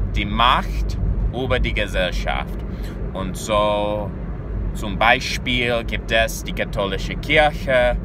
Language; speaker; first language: German; non-native, learner; English